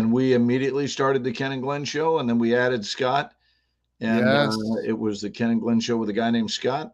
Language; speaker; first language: English; native; English